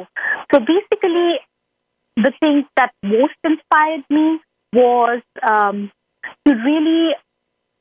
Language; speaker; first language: English; non-native, local second language; Hindi